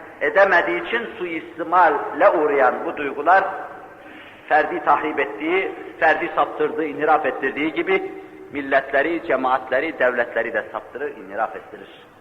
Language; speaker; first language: Turkish; native; Turkish